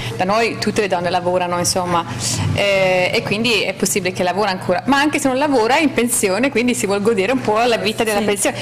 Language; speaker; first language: Italian; non-native, fluent; Swedish